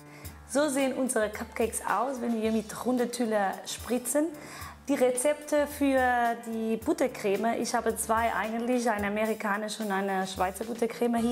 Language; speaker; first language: German; non-native, fluent; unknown